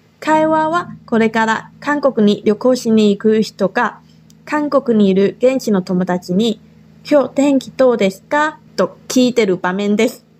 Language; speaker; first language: Japanese; non-native, fluent; Chinese